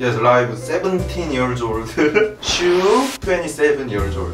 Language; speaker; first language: English; non-native, learner; Korean